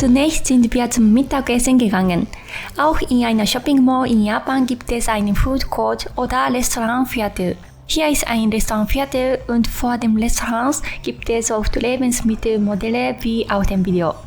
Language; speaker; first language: German; non-native, fluent; Japanese